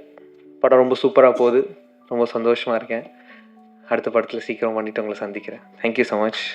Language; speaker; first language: Tamil; native; Tamil